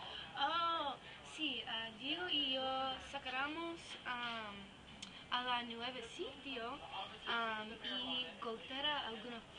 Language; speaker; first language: Spanish; non-native, learner; English